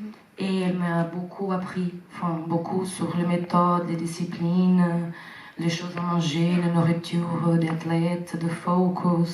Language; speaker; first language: French; non-native, fluent; Portuguese